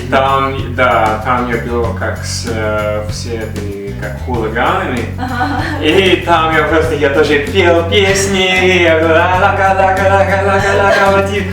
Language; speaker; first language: Russian; non-native, learner; English